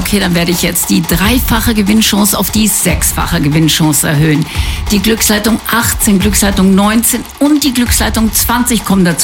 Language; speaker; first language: German; native; German